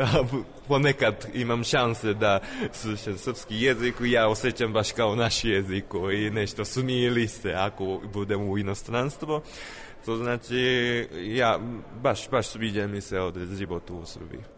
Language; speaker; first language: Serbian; non-native, learner; Japanese